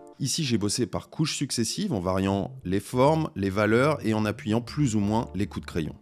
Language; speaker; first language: French; native; French